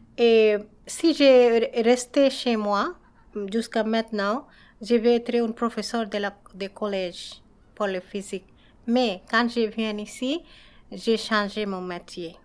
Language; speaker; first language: French; non-native, learner; Bangla